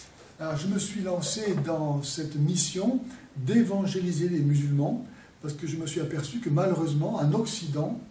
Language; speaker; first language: French; native; French